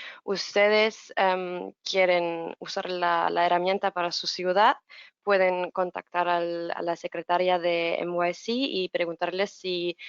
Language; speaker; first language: Spanish; non-native, fluent; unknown